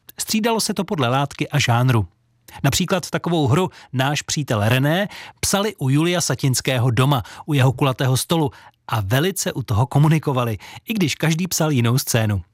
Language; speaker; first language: Czech; native; Czech